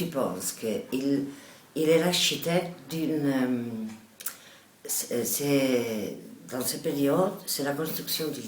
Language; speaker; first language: French; non-native, learner; Catalan